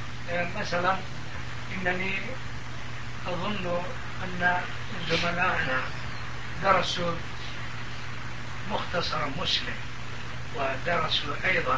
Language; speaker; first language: Arabic; non-native, fluent; Turkish